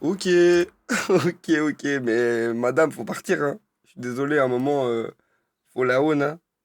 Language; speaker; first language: French; native; French